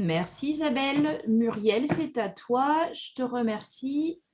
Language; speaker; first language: French; native; French